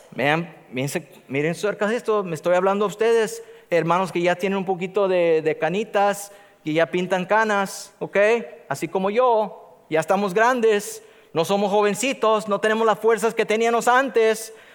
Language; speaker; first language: Spanish; native; Spanish